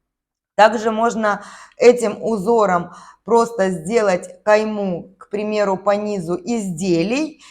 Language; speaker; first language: Russian; native; Russian